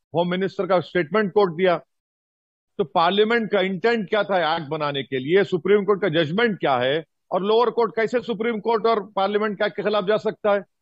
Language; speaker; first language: Hindi; native; Hindi